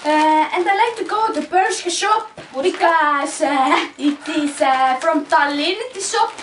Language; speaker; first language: English; non-native, learner; Estonian